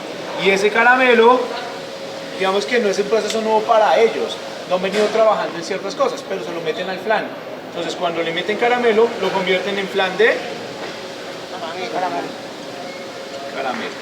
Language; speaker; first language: Spanish; native; Spanish